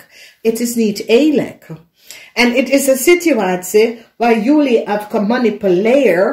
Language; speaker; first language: Dutch; non-native, fluent; English